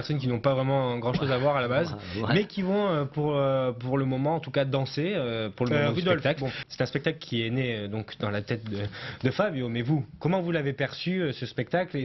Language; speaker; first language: French; native; French